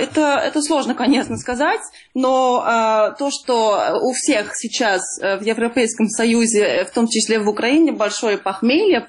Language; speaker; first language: Russian; non-native, fluent; Dutch